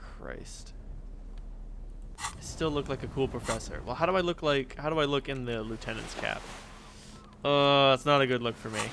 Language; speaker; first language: English; native; English